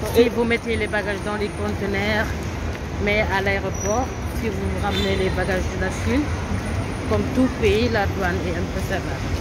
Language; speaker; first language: French; non-native, local second language; Wolof